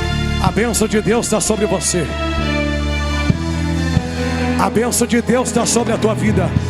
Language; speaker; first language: Portuguese; native; Portuguese